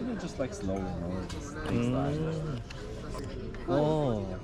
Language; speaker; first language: English; non-native, fluent; Slovenian